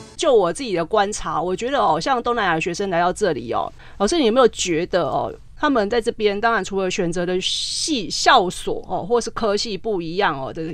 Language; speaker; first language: Chinese; native; Chinese